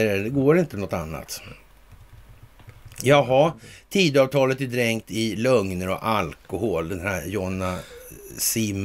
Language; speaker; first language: Swedish; native; Swedish